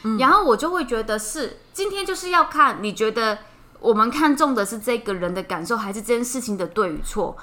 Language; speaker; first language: Chinese; non-native, fluent; Cantonese